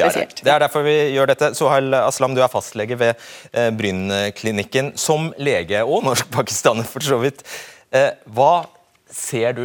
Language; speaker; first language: Norwegian; native; Norwegian